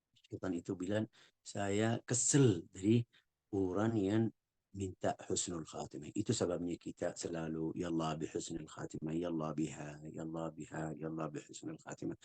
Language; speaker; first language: Indonesian; non-native, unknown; Arabic